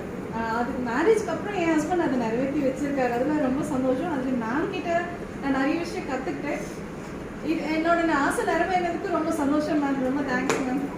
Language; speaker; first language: Tamil; non-native, learner; Bangla